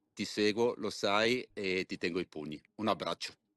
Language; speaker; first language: Italian; native; Italian